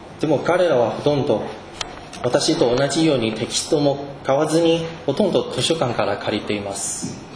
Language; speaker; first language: Japanese; non-native, fluent; Chinese